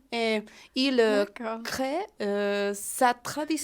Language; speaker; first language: French; non-native, learner; Spanish